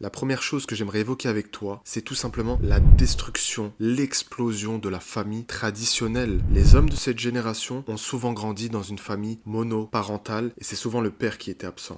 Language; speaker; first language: French; native; French